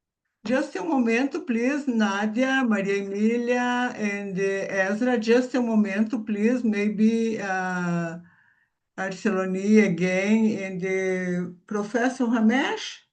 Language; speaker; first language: English; non-native, learner; Portuguese